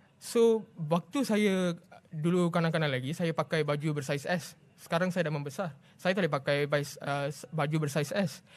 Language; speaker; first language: Malay; non-native, local second language; Tamil